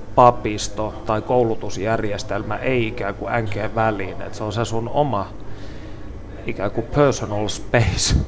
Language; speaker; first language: Finnish; native; Finnish